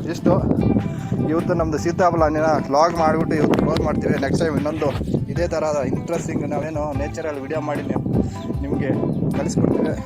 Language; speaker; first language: Kannada; non-native, local second language; Telugu